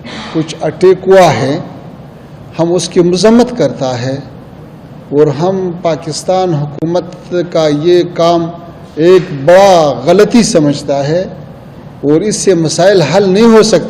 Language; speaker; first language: Hindi; non-native, learner; Pashto